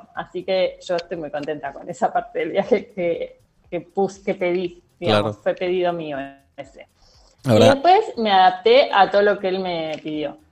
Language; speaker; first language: Spanish; native; Spanish